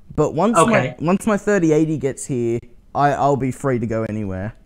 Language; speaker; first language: English; native; English